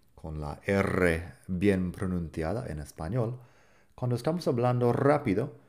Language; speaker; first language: Spanish; non-native, fluent; English